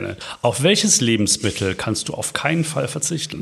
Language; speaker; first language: German; native; German